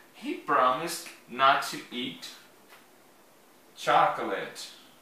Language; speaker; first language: English; non-native, fluent; Portuguese